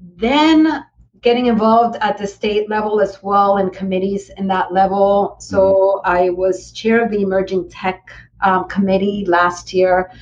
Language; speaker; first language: English; early bilingual, other home language; Spanish